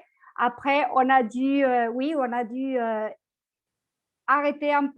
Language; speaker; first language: French; non-native, fluent; Spanish